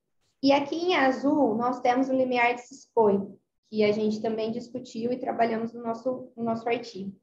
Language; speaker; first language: Portuguese; native; Portuguese